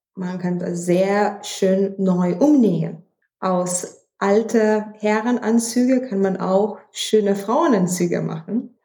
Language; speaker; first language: German; non-native, fluent; Lithuanian